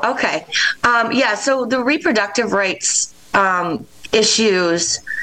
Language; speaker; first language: English; native; English